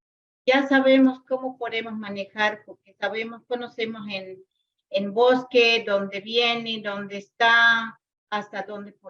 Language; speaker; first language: Spanish; non-native, local second language; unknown